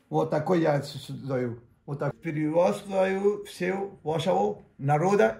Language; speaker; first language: Russian; non-native, learner; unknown